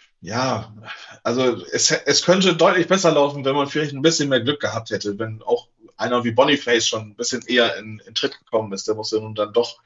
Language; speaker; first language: German; native; German